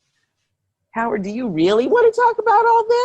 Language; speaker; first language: English; native; English